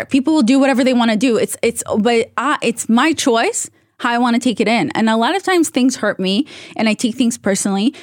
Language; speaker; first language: English; non-native, fluent; Hebrew